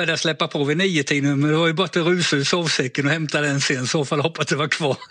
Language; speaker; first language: Swedish; native; Swedish